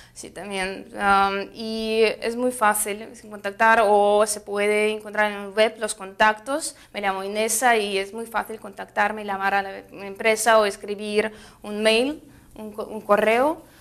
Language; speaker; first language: Spanish; non-native, fluent; Russian